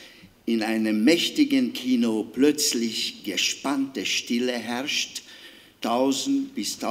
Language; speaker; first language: German; non-native, fluent; Hungarian